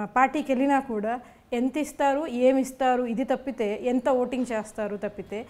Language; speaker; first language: Telugu; native; Telugu